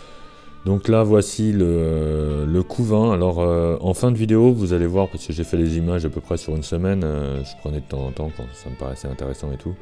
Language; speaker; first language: French; native; French